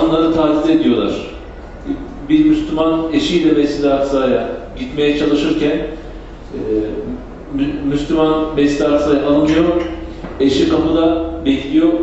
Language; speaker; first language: Turkish; native; Turkish